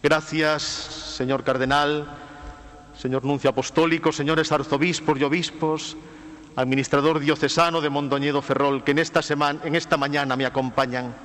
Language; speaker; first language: Spanish; native; Spanish